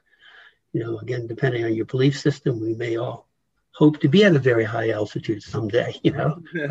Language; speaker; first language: English; native; English